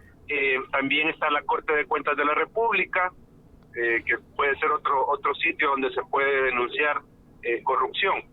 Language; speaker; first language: Spanish; native; Spanish